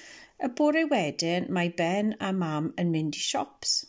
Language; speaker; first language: Welsh; non-native, local second language; English